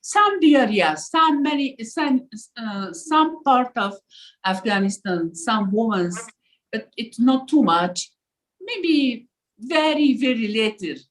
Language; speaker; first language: English; non-native, learner; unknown